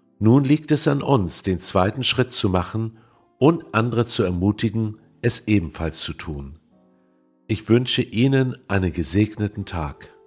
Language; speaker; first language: German; native; German